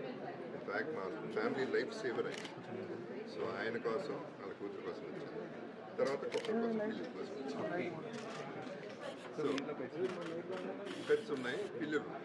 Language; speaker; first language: Telugu; native; Telugu